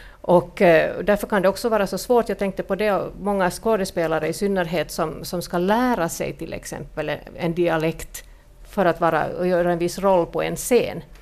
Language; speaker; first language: Swedish; native; Swedish